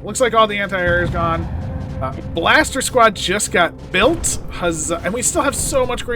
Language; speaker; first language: English; native; English